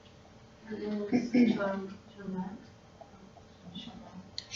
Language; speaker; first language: French; non-native, learner; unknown